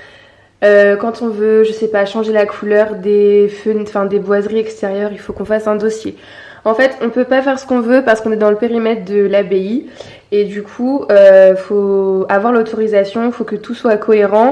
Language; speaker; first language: French; native; French